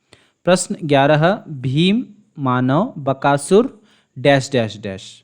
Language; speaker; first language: Hindi; non-native, local second language; Kannada